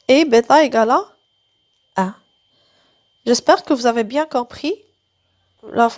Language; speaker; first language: French; non-native, local second language; Arabic